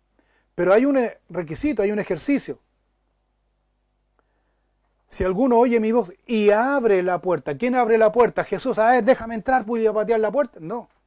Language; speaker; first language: Spanish; native; Spanish